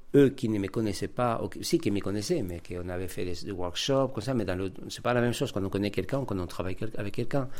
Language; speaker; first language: French; non-native, fluent; Spanish